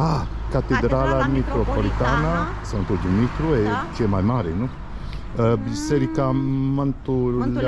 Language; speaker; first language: Romanian; non-native, learner; English